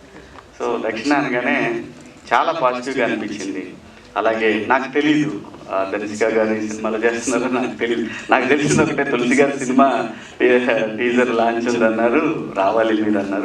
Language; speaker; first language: Telugu; native; Telugu